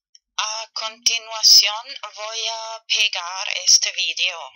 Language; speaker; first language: Spanish; non-native, fluent; German